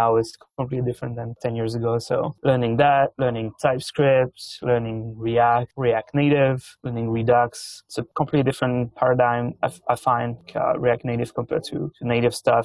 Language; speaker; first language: English; non-native, fluent; French